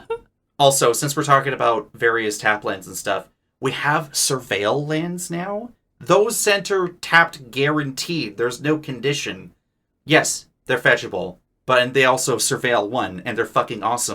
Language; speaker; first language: English; native; English